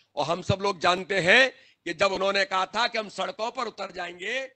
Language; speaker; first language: Hindi; native; Hindi